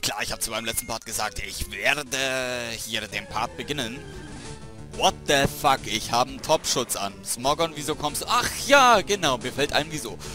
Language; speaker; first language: German; native; German